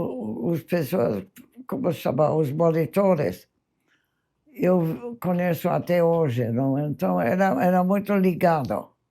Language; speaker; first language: Portuguese; non-native, fluent; English